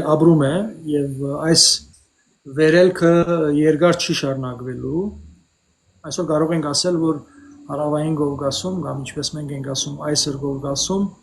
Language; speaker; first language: Armenian; early bilingual, heritage; Armenian